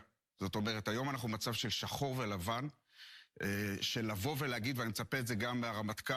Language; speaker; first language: Hebrew; native; Hebrew